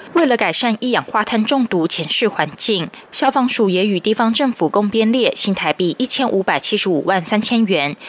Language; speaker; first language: Chinese; native; Chinese